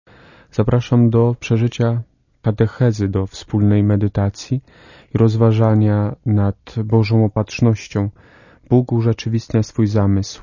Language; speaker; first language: Polish; native; Polish